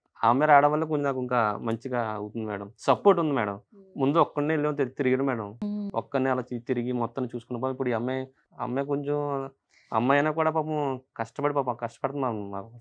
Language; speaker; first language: Telugu; non-native, local second language; Urdu